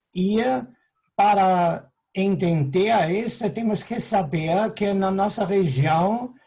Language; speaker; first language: Portuguese; non-native, fluent; German